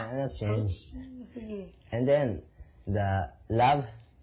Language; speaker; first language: English; non-native, learner; Japanese